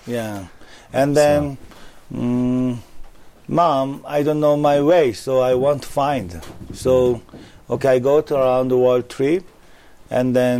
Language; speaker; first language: English; non-native, learner; Korean